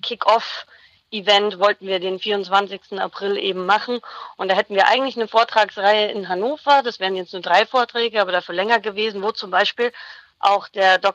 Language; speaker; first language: German; native; German